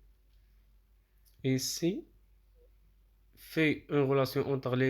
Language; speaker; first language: French; non-native, local second language; Arabic